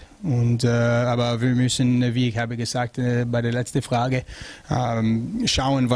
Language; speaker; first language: German; non-native, learner; French